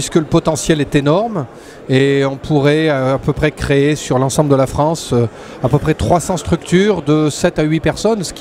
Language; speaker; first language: French; native; French